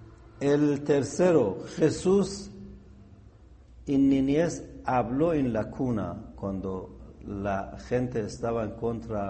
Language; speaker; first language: Spanish; non-native, fluent; Persian